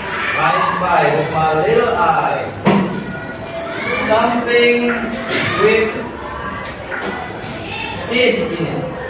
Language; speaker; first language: English; non-native, local second language; Javanese